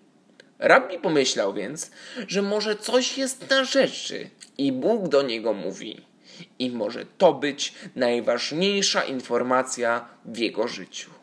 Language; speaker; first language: Polish; native; Polish